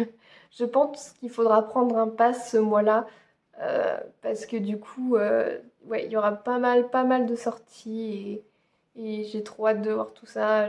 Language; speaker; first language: French; native; French